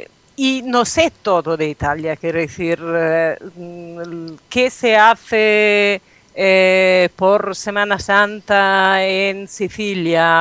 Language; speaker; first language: Spanish; non-native, fluent; French